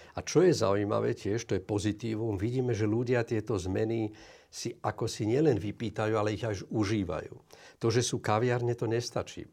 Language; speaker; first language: Slovak; native; Slovak